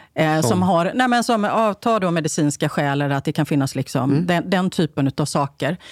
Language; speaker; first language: Swedish; native; Swedish